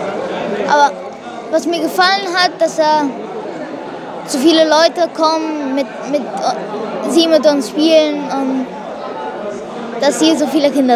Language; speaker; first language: German; early bilingual, other home language; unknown